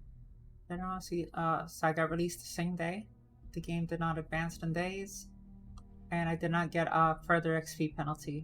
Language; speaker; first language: English; native; English